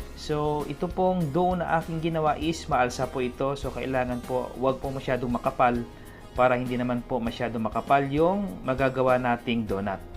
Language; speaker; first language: Filipino; non-native, local second language; Cebuano